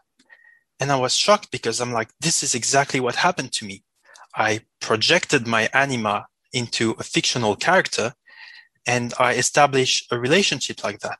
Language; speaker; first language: English; non-native, fluent; French